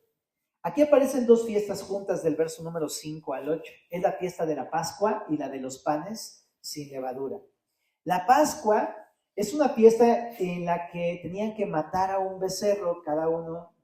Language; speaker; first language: Spanish; native; Spanish